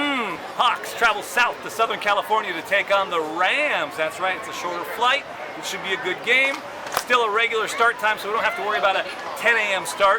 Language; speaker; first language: English; native; English